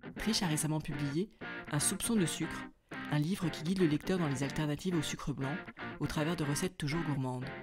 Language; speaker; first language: French; native; French